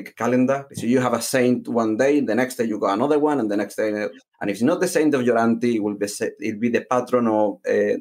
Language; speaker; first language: English; non-native, fluent; Spanish